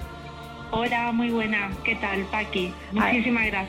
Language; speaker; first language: Spanish; native; Spanish